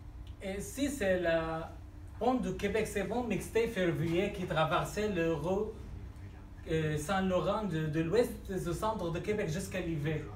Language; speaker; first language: French; non-native, learner; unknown